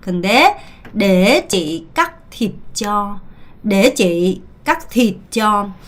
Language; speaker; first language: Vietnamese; non-native, fluent; Korean